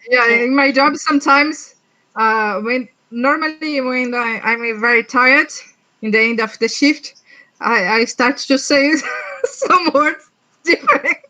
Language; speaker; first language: English; non-native, learner; Portuguese